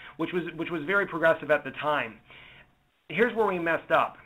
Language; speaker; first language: English; native; English